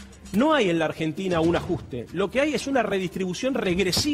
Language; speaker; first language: Spanish; native; Spanish